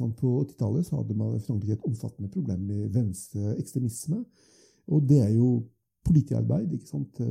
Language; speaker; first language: Norwegian; non-native, fluent; French